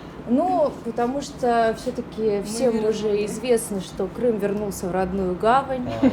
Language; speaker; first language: Russian; native; Russian